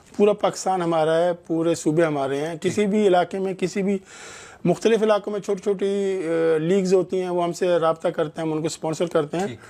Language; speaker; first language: Urdu; non-native, local second language; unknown